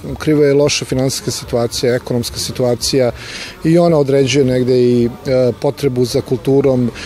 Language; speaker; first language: Serbian; native; Serbian